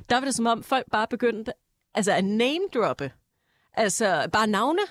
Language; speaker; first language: Danish; native; Danish